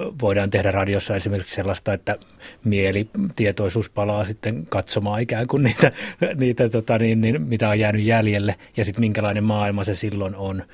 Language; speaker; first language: Finnish; native; Finnish